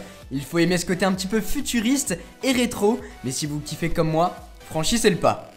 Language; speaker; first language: French; native; French